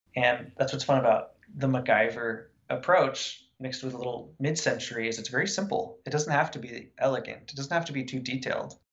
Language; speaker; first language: English; native; English